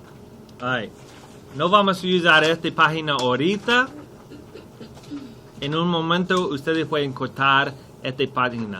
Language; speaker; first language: Spanish; non-native, learner; English